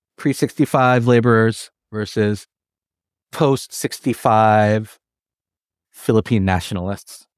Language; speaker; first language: English; early bilingual, other home language; Filipino